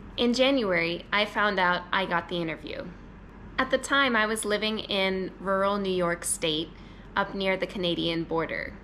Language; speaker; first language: English; native; English